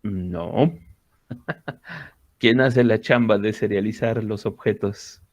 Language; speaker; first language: Spanish; native; Spanish